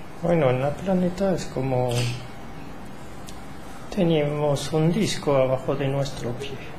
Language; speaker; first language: Spanish; non-native, learner; French